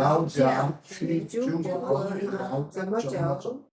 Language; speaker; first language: Chinese; non-native, learner; Korean